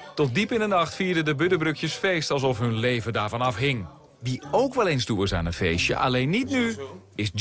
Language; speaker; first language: Dutch; native; Dutch